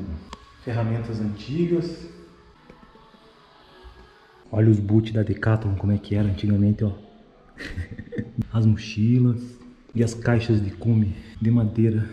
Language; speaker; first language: Portuguese; native; Portuguese